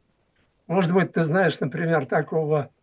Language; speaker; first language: Russian; native; Russian